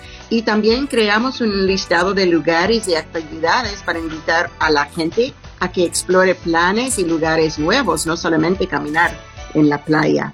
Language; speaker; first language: Spanish; non-native, fluent; English